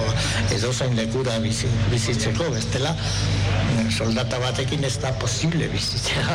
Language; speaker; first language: Basque; non-native, local second language; Spanish